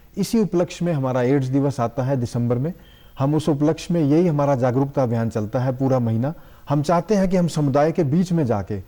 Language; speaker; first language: Hindi; native; Hindi